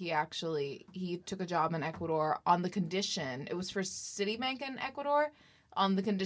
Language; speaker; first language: English; native; English